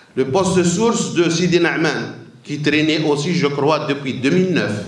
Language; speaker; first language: French; non-native, local second language; Arabic